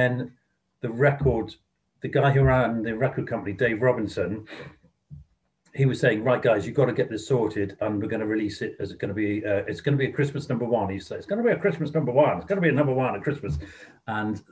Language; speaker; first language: English; native; English